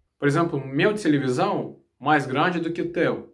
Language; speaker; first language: Portuguese; non-native, learner; Russian